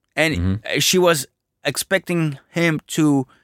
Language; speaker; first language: English; non-native, fluent; French